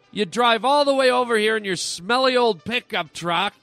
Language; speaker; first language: English; native; English